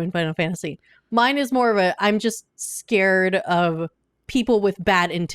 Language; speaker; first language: English; native; English